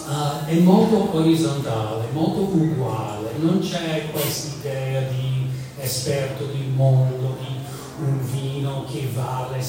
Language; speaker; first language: Italian; non-native, fluent; English